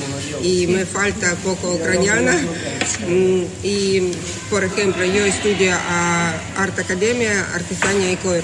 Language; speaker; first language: Spanish; non-native, learner; Russian